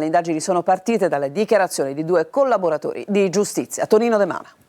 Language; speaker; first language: Italian; native; Italian